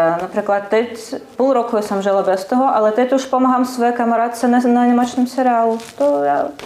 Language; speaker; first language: Czech; non-native, learner; Russian